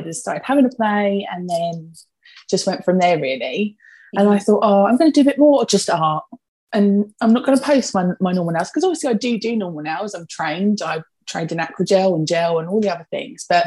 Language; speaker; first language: English; native; English